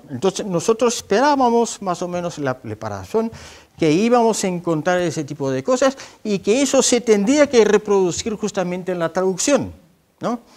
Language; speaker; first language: Spanish; non-native, fluent; Dutch